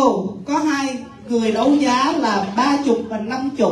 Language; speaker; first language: Vietnamese; native; Vietnamese